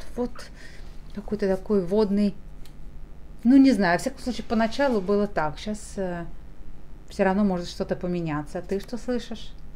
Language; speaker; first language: Russian; native; Russian